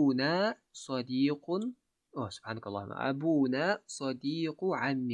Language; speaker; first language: Arabic; non-native, fluent; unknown